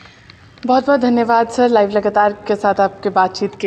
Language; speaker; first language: Hindi; native; Hindi